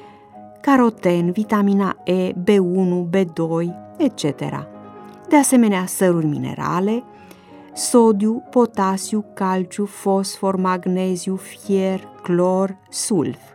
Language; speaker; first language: Romanian; native; Romanian